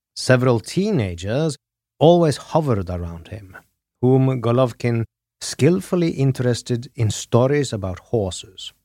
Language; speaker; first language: English; non-native, fluent; Norwegian